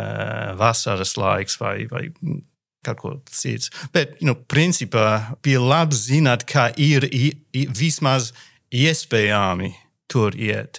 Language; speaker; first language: Latvian; non-native, learner; English